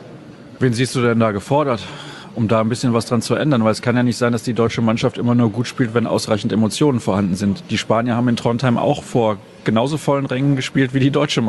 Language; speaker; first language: German; native; German